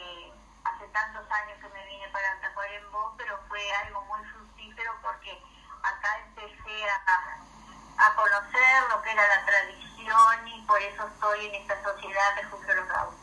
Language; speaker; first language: Spanish; native; Spanish